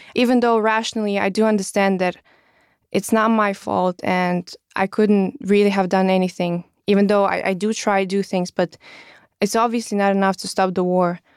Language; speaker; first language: English; non-native, fluent; Russian